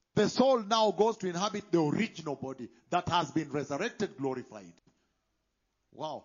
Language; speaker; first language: English; non-native, local second language; Luo (Kenya and Tanzania)